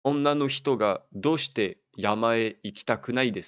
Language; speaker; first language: Japanese; non-native, learner; French